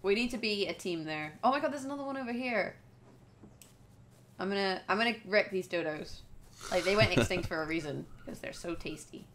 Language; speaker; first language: English; native; English